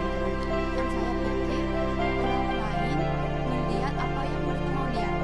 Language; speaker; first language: Indonesian; non-native, fluent; Korean